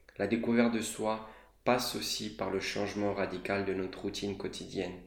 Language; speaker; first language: French; non-native, fluent; Romanian